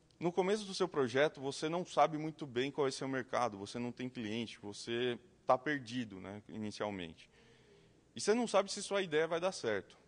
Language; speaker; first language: Portuguese; native; Portuguese